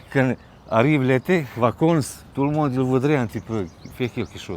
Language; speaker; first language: French; non-native, learner; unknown